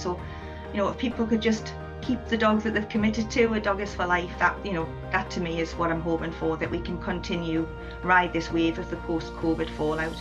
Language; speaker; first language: English; native; English